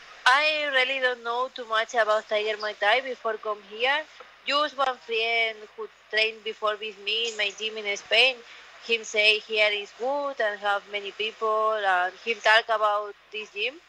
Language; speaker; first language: English; non-native, learner; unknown